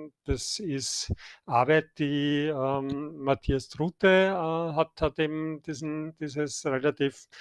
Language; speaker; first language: German; native; German